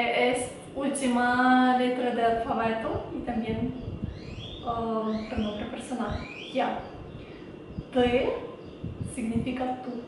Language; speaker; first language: Spanish; non-native, fluent; Ukrainian